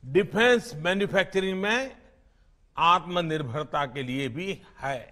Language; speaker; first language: Hindi; non-native, local second language; Gujarati